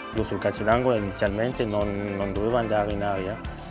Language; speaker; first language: Italian; non-native, fluent; French